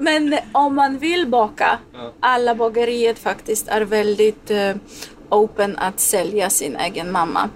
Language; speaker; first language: Swedish; non-native, learner; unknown